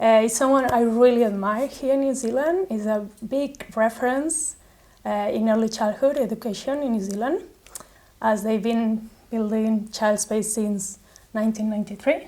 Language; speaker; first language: English; non-native, fluent; Spanish